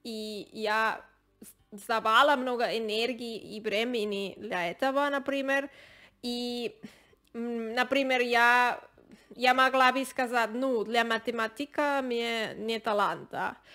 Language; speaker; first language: Russian; non-native, learner; Spanish